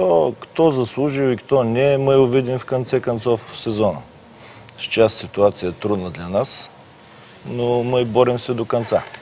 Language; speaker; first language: Russian; non-native, learner; Bulgarian